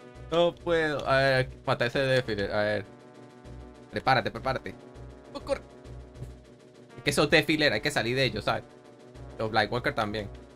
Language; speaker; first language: Spanish; native; Spanish